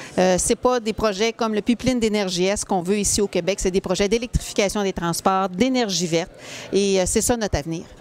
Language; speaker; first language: French; native; French